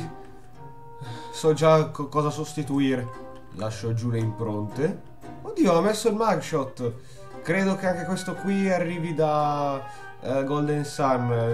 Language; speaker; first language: Italian; native; Italian